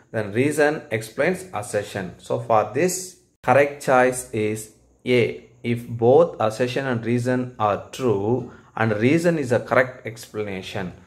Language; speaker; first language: English; non-native, local second language; Tamil